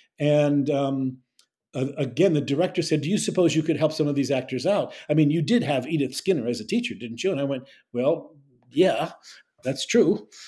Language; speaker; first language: English; native; English